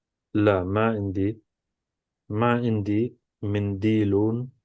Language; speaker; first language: Arabic; non-native, learner; English